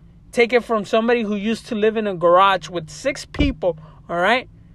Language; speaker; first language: English; early bilingual, other home language; Spanish